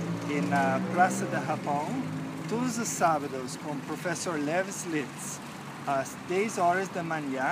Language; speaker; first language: Portuguese; non-native, fluent; English